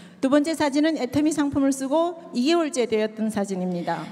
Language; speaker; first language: Korean; native; Korean